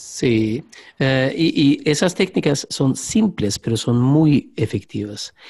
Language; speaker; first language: Spanish; non-native, learner; Swedish